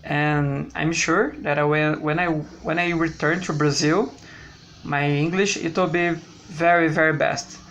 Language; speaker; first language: English; non-native, learner; Portuguese